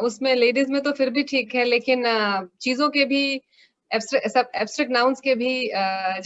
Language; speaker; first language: Hindi; native; Hindi